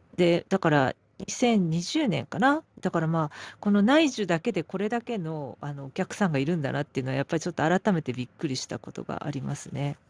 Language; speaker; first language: Japanese; native; Japanese